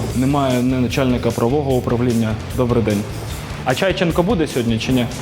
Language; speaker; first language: Ukrainian; native; Ukrainian